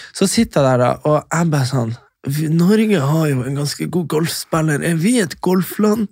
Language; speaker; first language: Norwegian; native; Norwegian